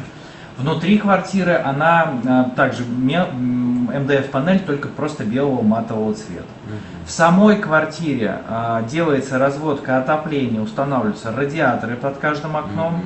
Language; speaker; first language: Russian; native; Russian